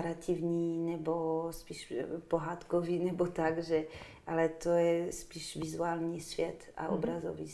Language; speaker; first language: Czech; non-native, fluent; French